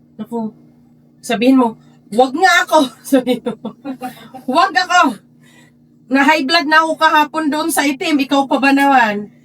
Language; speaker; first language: Filipino; native; Filipino